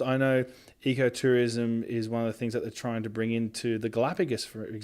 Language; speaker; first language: English; native; English